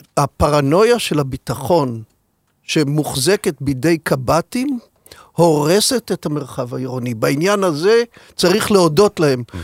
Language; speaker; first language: Hebrew; native; Hebrew